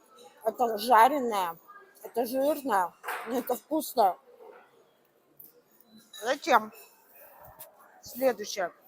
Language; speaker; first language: Russian; native; Russian